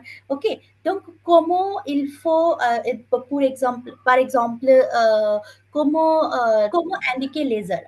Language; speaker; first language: French; non-native, fluent; Bangla